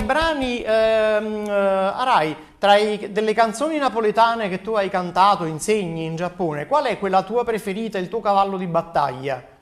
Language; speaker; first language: Italian; native; Italian